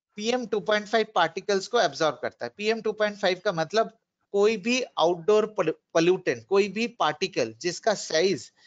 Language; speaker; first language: Hindi; non-native, local second language; Bangla